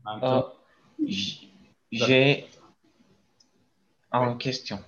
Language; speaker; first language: French; non-native, learner; Spanish